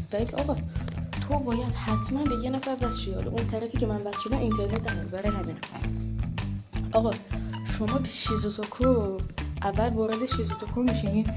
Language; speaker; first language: Persian; native; Persian